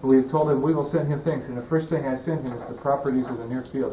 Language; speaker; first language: English; native; English